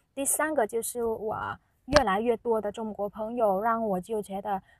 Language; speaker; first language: Chinese; non-native, fluent; Vietnamese